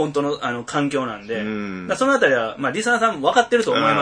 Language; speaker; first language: Japanese; native; Japanese